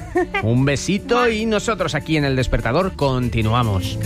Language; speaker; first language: Spanish; native; Spanish